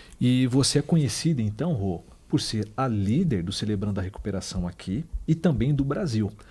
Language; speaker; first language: Portuguese; native; Portuguese